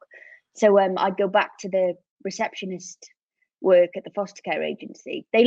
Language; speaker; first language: English; native; English